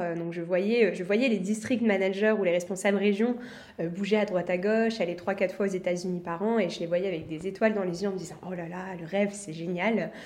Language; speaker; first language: French; native; French